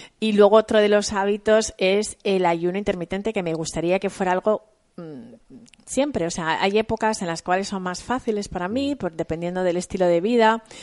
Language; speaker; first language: Spanish; native; Spanish